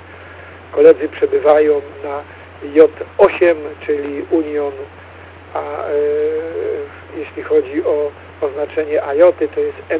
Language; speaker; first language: Polish; native; Polish